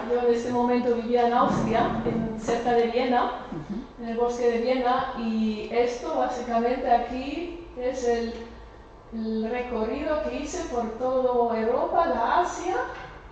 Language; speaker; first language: Spanish; non-native, fluent; German